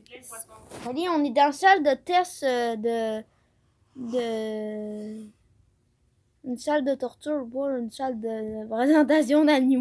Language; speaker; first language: French; native; French